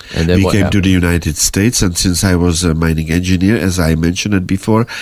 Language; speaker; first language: English; non-native, fluent; Czech